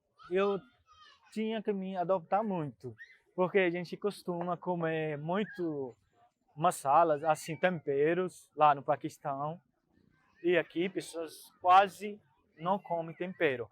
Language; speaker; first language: Portuguese; non-native, fluent; Punjabi